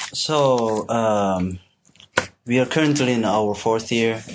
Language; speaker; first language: English; non-native, fluent; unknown